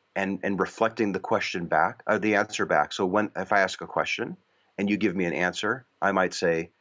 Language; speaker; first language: English; native; English